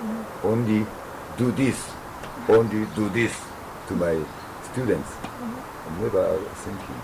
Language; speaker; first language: English; non-native, learner; Japanese